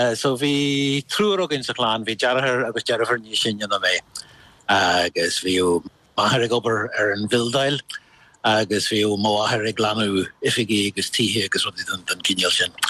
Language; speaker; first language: Irish; non-native, local second language; English